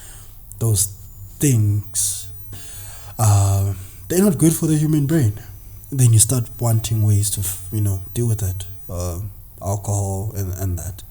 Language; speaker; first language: English; non-native, local second language; Zulu